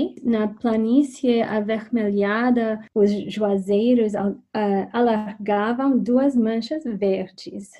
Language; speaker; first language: Portuguese; non-native, fluent; English